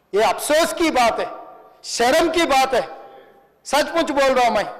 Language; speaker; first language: Hindi; non-native, local second language; Telugu